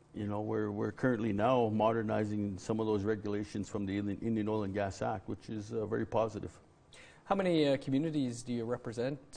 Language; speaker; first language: English; native; English